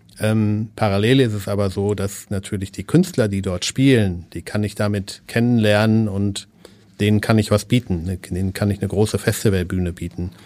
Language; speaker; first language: German; native; German